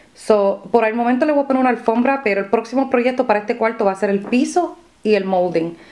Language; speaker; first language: Spanish; early bilingual, other home language; English